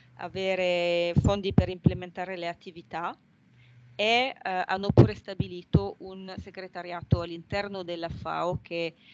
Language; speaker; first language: Italian; non-native, fluent; French